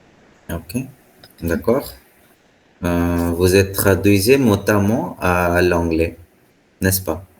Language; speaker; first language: French; non-native, fluent; Hindi